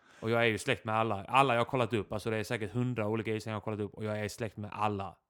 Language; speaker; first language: Swedish; early bilingual, other home language; Icelandic